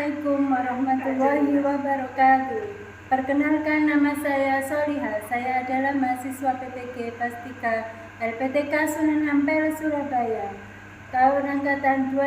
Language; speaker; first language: Indonesian; native; Indonesian